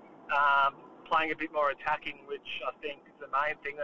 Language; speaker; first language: English; native; English